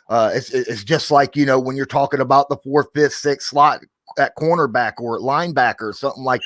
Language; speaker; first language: English; native; English